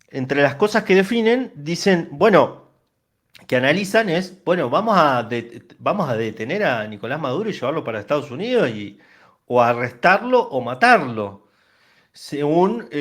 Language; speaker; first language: Spanish; native; Spanish